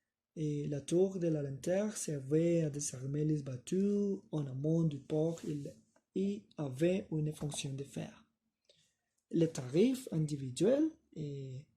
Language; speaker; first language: French; non-native, learner; Spanish